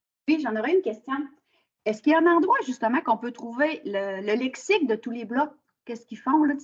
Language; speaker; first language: French; native; French